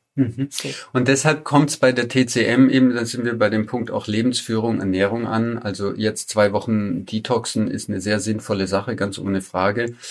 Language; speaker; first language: German; native; German